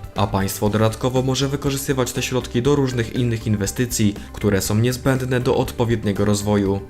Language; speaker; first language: Polish; native; Polish